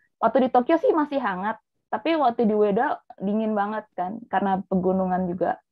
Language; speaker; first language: Indonesian; native; Indonesian